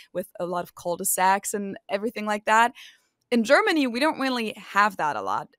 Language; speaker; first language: English; non-native, fluent; German